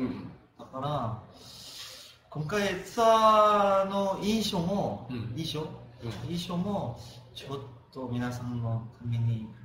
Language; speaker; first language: Japanese; non-native, fluent; Korean